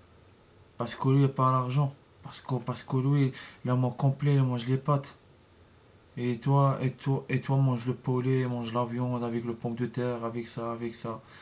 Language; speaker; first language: French; non-native, learner; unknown